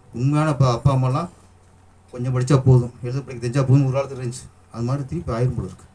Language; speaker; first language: Tamil; native; Tamil